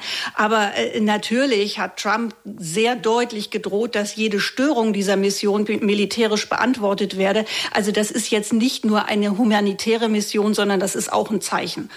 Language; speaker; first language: German; native; German